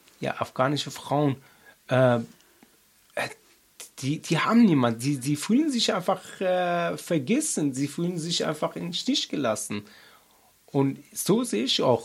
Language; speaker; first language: German; non-native, learner; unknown